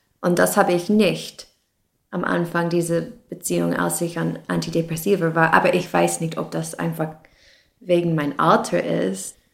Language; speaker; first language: German; non-native, fluent; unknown